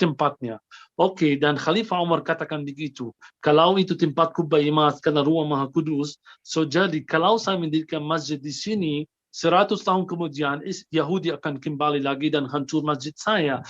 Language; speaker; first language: Indonesian; non-native, fluent; Arabic